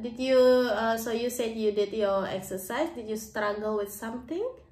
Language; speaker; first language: English; non-native, fluent; Indonesian